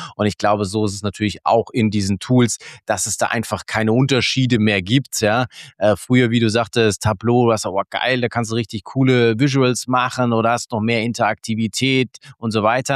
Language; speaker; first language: German; native; German